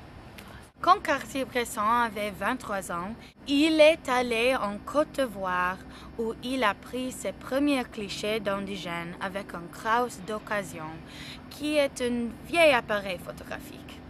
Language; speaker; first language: French; non-native, learner; English